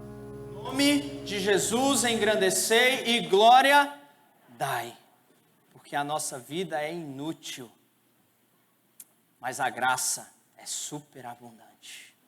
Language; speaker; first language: Portuguese; native; Portuguese